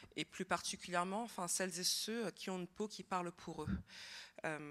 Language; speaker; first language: French; native; French